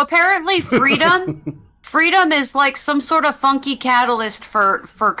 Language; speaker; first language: English; native; English